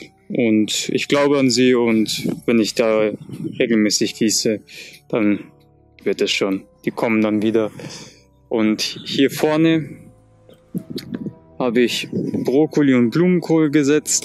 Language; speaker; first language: German; native; German